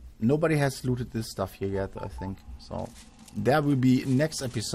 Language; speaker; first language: English; non-native, fluent; German